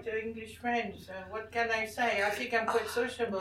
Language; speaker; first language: English; non-native, fluent; French